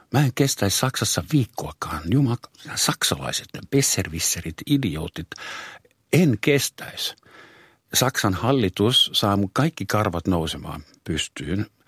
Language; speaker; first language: Finnish; non-native, fluent; German